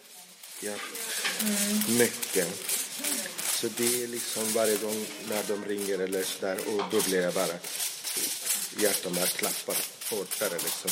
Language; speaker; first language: Swedish; non-native, local second language; Arabic